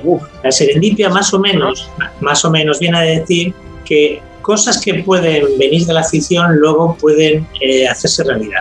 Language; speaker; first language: Spanish; native; Spanish